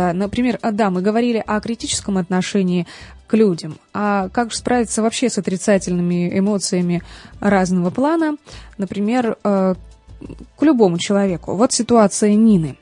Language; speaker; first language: Russian; native; Russian